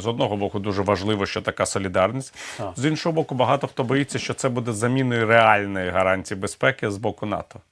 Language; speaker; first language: Ukrainian; native; Ukrainian